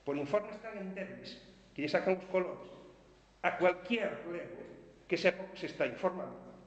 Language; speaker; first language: Spanish; non-native, local second language; Galician